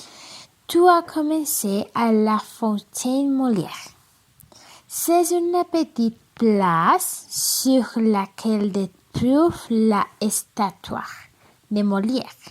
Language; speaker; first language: French; non-native, learner; Spanish